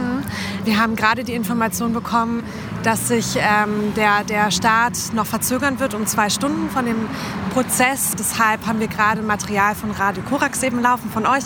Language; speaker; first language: German; native; German